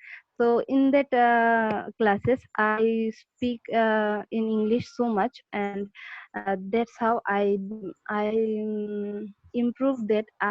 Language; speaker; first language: English; non-native, learner; Bangla